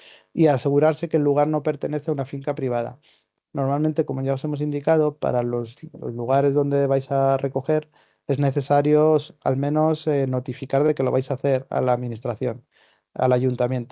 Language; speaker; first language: Spanish; native; Spanish